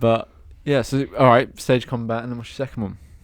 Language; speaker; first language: English; native; English